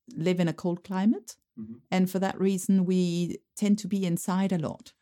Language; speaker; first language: English; non-native, fluent; Danish